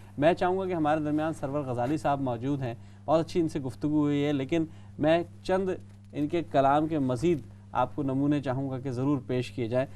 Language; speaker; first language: Urdu; native; Urdu